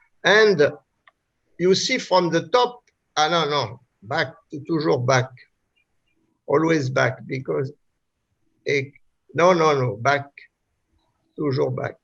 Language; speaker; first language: English; non-native, fluent; French